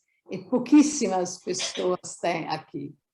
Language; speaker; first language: Portuguese; non-native, fluent; Italian